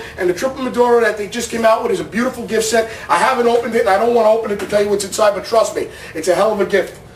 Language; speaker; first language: English; native; English